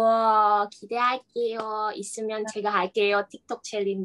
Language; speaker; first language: Korean; non-native, learner; Indonesian